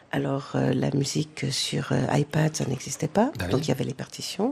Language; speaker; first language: French; native; French